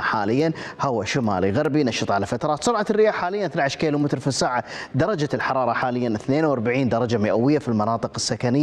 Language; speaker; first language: Arabic; native; Arabic